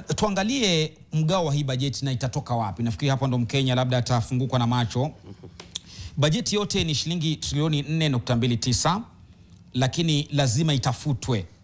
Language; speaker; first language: Swahili; native; Swahili